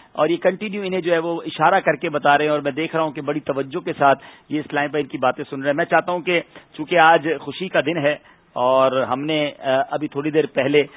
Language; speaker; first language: Urdu; native; Urdu